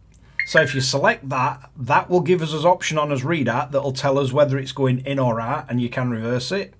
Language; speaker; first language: English; native; English